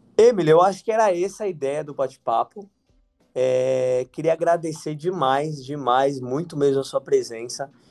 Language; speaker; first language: Portuguese; native; Portuguese